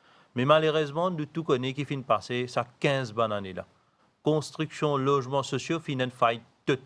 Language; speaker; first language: French; non-native, local second language; Morisyen